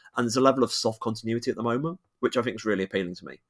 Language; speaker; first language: English; native; English